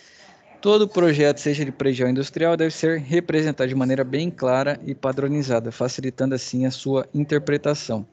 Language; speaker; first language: Portuguese; native; Portuguese